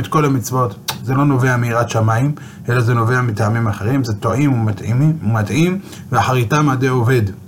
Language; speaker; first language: Hebrew; native; Hebrew